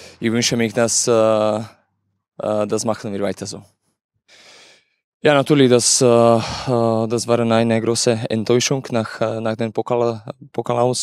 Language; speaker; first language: German; non-native, learner; Slovak